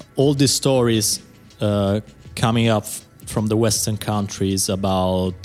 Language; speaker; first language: English; non-native, fluent; Italian